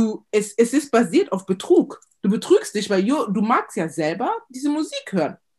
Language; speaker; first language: German; early bilingual, other home language; Lingala